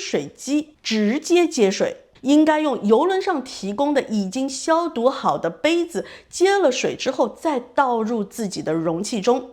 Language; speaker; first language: Chinese; native; Chinese